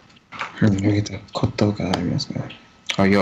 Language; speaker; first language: Japanese; non-native, learner; English